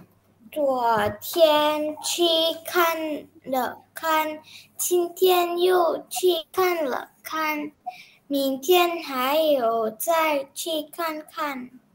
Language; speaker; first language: Chinese; non-native, learner; Indonesian